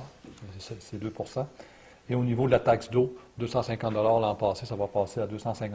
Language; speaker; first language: French; native; French